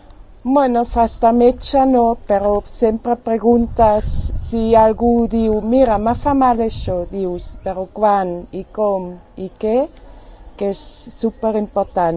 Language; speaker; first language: Catalan; non-native, fluent; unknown